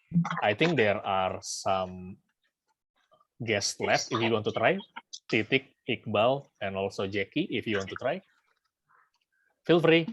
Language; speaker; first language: English; non-native, fluent; Indonesian